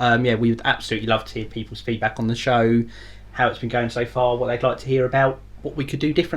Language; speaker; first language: English; native; English